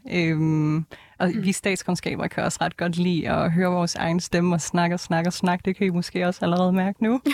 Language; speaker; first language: Danish; early bilingual, other home language; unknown